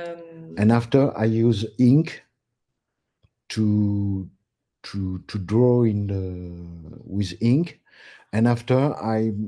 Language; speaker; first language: English; non-native, learner; French